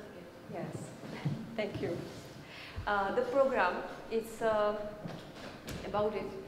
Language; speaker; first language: English; non-native, learner; Czech